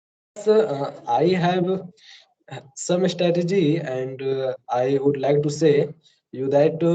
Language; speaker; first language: English; non-native, learner; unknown